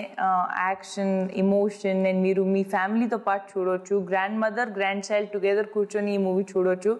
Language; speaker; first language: Telugu; non-native, fluent; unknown